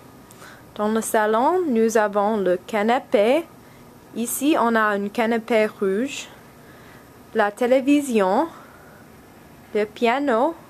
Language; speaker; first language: French; non-native, learner; English